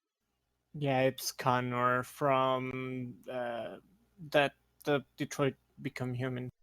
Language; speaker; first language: English; native; English